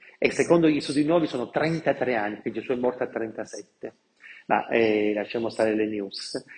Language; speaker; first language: Italian; non-native, local second language; Sicilian